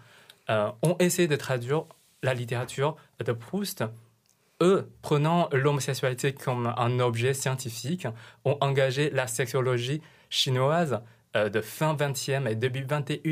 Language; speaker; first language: French; non-native, fluent; Chinese